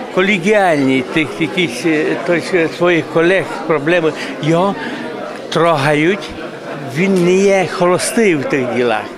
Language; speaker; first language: Ukrainian; native; Ukrainian